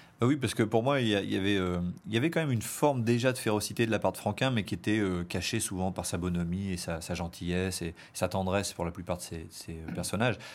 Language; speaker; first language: French; native; French